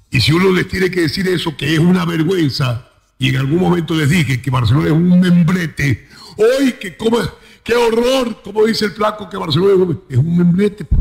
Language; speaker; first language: Spanish; native; Spanish